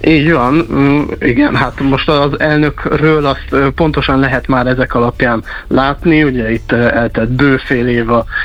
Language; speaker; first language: Hungarian; native; Hungarian